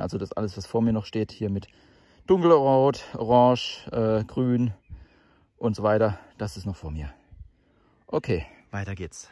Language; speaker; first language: German; native; German